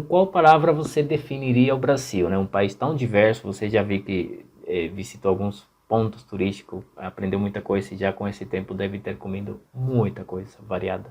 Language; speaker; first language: Portuguese; non-native, fluent; Spanish